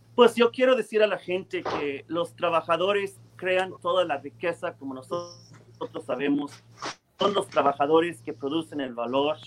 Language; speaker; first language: Spanish; early bilingual, heritage; Spanish